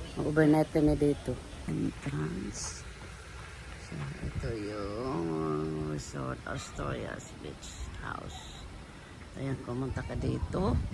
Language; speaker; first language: Filipino; non-native, local second language; Cebuano